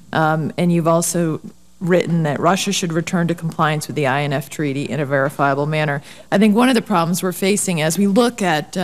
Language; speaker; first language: English; native; English